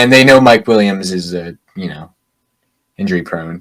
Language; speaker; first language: English; native; English